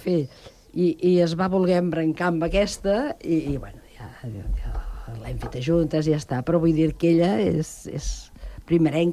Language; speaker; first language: Catalan; native; Catalan